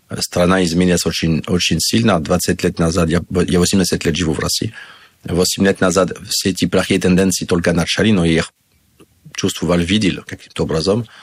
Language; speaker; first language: Russian; non-native, fluent; French